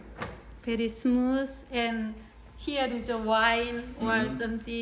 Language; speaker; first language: English; non-native, learner; Korean